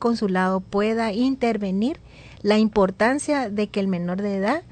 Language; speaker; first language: Spanish; native; Spanish